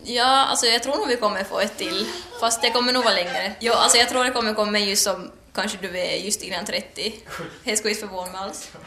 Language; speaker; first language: Swedish; native; Swedish